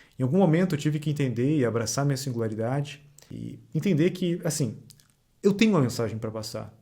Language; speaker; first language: Portuguese; native; Portuguese